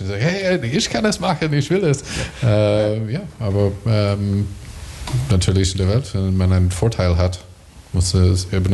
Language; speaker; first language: German; non-native, learner; English